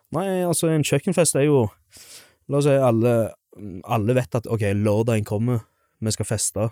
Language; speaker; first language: Norwegian; native; Norwegian